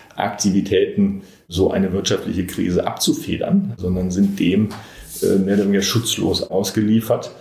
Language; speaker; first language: German; native; German